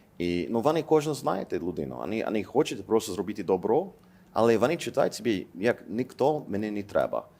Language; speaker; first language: Ukrainian; non-native, learner; English